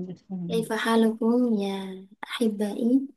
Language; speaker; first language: Arabic; non-native, fluent; Indonesian